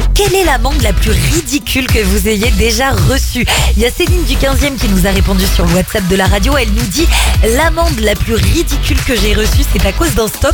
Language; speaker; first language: French; native; French